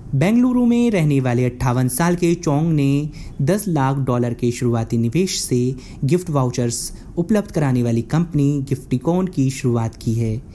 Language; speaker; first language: Hindi; native; Hindi